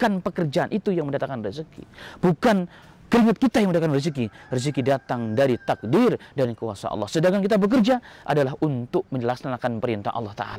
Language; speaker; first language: Indonesian; native; Indonesian